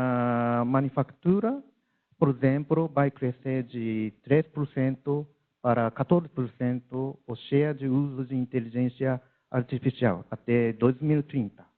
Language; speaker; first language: Portuguese; non-native, learner; Japanese